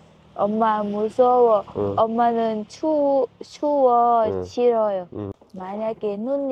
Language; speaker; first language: Korean; non-native, learner; Thai